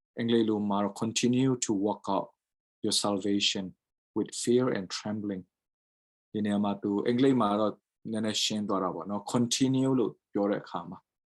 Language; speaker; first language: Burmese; non-native, local second language; Tedim Chin